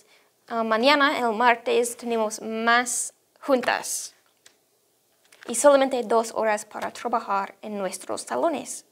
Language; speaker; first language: Spanish; non-native, fluent; English